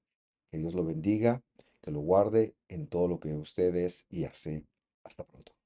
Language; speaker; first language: Spanish; native; Spanish